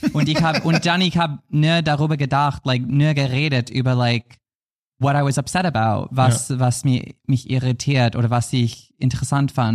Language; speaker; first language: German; non-native, fluent; English